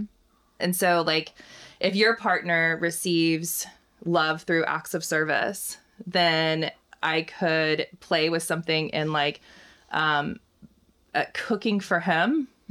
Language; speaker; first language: English; native; English